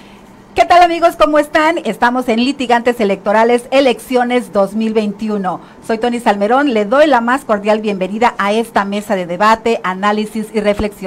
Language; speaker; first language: Spanish; native; Spanish